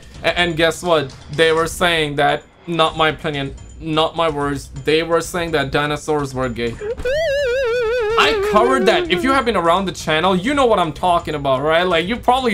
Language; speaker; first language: English; native; English